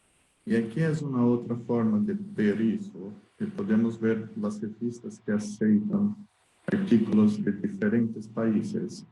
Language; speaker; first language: Spanish; non-native, learner; Portuguese